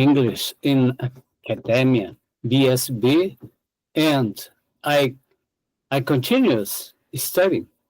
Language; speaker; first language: English; non-native, learner; Portuguese